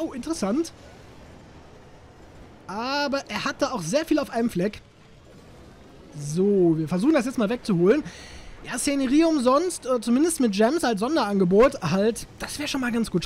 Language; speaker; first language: German; native; German